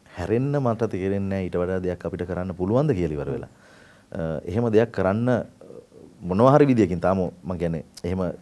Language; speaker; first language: Sinhala; native; Sinhala